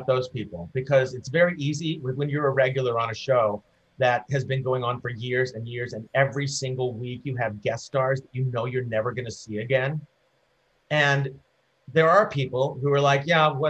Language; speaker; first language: English; native; English